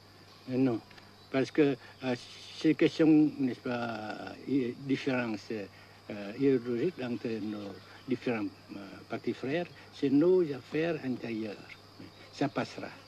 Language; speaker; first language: French; non-native, fluent; Vietnamese